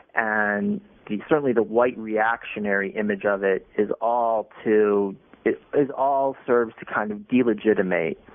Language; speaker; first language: English; native; English